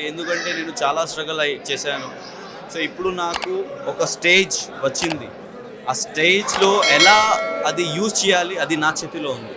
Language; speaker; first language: Telugu; non-native, learner; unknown